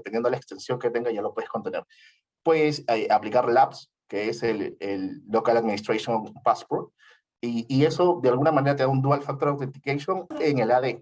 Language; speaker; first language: Spanish; native; Spanish